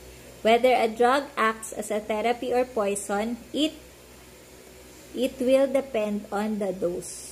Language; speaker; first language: English; non-native, local second language; Filipino